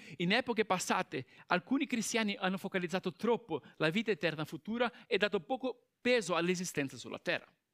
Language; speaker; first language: Italian; non-native, fluent; Portuguese